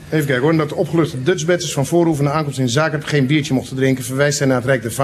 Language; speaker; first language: Dutch; native; Dutch